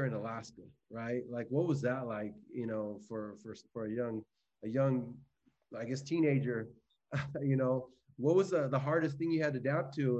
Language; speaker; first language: English; native; English